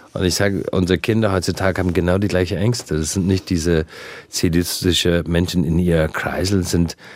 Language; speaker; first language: German; non-native, fluent; English